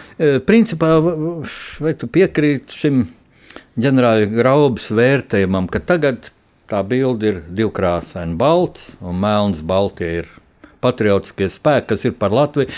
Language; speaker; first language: Latvian; native; Latvian